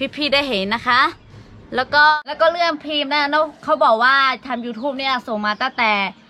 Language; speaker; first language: Thai; non-native, local second language; Lahu